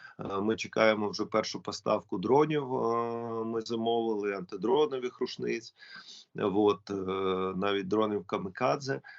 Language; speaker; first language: Ukrainian; non-native, local second language; Russian